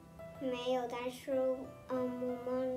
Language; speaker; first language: Chinese; early bilingual, heritage; Chinese